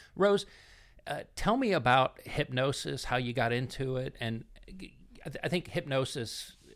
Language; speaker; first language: English; non-native, fluent; Dutch